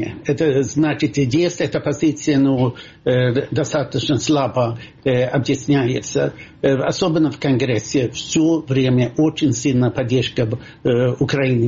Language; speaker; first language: Russian; non-native, fluent; Swedish